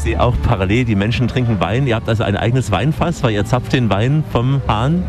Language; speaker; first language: German; native; German